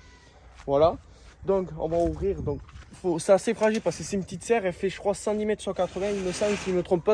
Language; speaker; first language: French; native; French